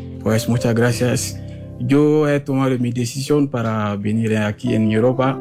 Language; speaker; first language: Spanish; non-native, fluent; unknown